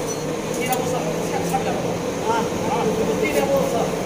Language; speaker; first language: Arabic; native; Arabic